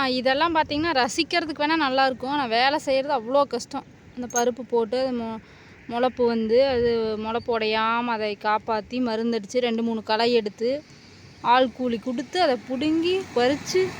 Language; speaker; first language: Tamil; native; Tamil